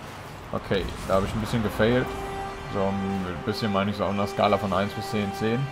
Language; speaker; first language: German; native; German